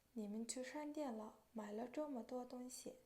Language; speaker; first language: Chinese; non-native, fluent; Mongolian